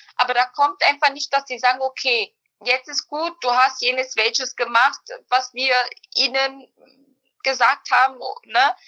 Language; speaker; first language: German; early bilingual, other home language; Bosnian